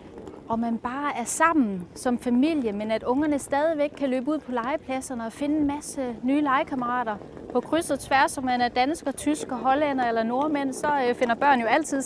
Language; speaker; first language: Danish; native; Danish